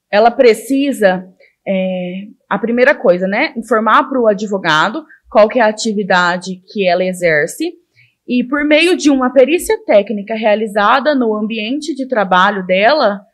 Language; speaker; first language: Portuguese; native; Portuguese